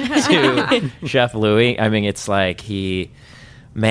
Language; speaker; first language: English; native; English